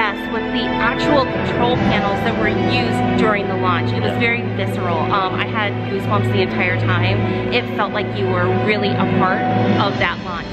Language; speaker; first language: English; native; English